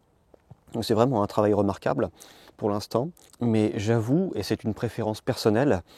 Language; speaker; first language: French; native; French